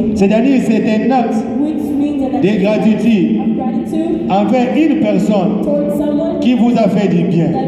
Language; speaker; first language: French; non-native, local second language; Lingala